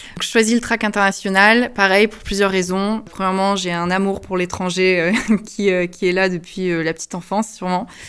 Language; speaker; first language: French; early bilingual, heritage; French